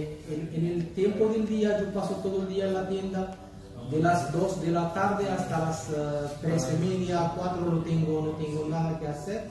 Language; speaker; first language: Spanish; non-native, learner; Arabic